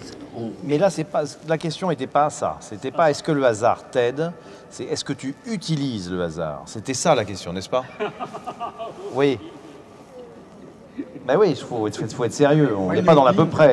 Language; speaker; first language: French; native; French